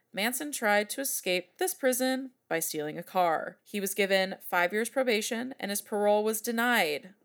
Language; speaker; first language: English; native; English